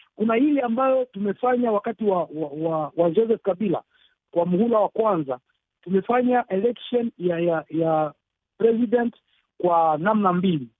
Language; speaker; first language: Swahili; native; Swahili